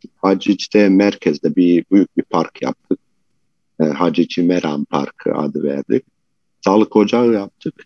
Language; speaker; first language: Turkish; non-native, fluent; Bosnian